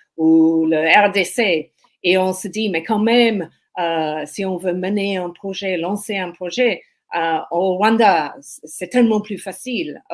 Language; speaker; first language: French; non-native, fluent; English